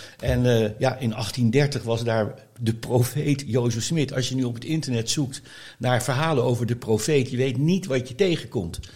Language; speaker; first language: Dutch; native; Dutch